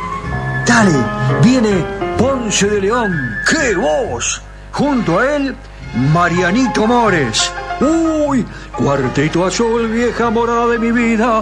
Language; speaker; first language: Spanish; native; Spanish